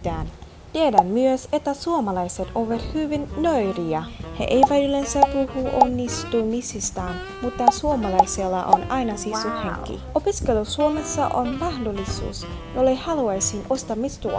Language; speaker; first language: Finnish; non-native, learner; Vietnamese